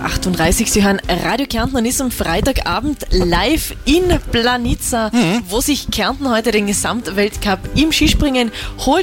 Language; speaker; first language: German; native; German